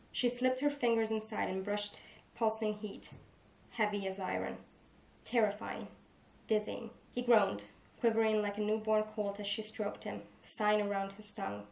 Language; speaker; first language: English; non-native, fluent; Italian